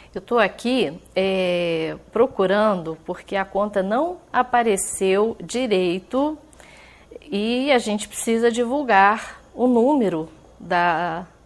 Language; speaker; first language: Portuguese; native; Portuguese